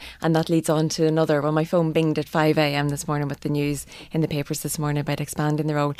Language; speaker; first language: English; native; English